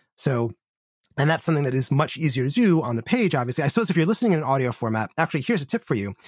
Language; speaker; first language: English; native; English